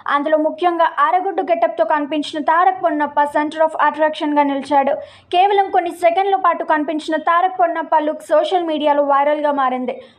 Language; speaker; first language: Telugu; native; Telugu